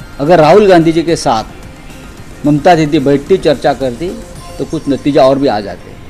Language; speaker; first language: Hindi; non-native, local second language; Marathi